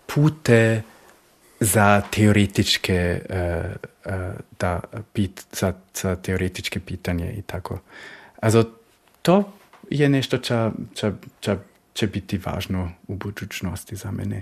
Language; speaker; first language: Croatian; early bilingual, heritage; Croatian